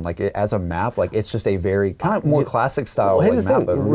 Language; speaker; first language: English; native; English